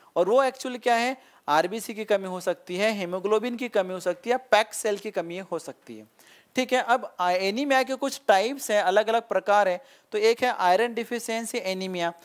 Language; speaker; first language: Hindi; non-native, local second language; Marathi